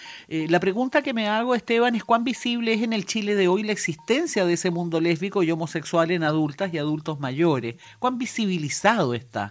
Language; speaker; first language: Spanish; native; Spanish